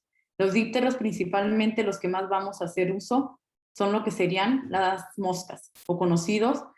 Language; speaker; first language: Spanish; native; Spanish